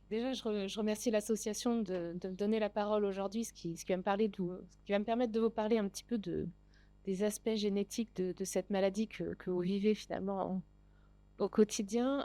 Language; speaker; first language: French; native; French